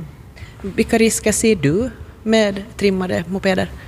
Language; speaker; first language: Swedish; native; Swedish